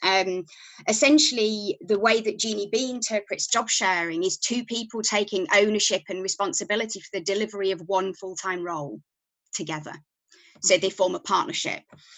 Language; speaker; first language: English; native; English